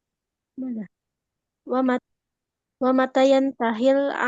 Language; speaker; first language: Arabic; non-native, learner; Indonesian